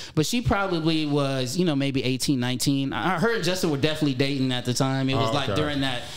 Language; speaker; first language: English; native; English